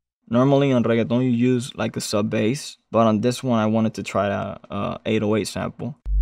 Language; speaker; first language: English; non-native, local second language; Spanish